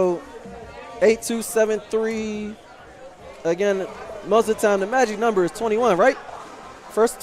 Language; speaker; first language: English; native; English